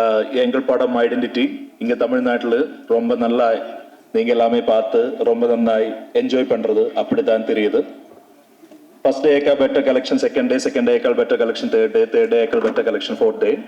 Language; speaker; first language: Tamil; non-native, learner; Malayalam